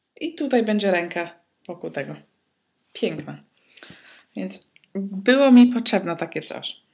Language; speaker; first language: Polish; early bilingual, heritage; Polish